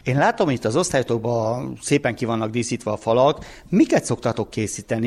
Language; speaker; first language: Hungarian; native; Hungarian